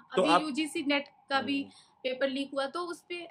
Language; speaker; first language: Hindi; native; Hindi